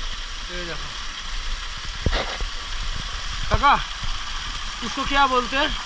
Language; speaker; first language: Hindi; non-native, local second language; Bangla